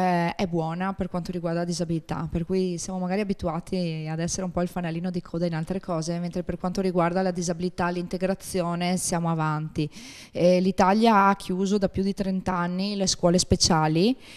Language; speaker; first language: Italian; native; Italian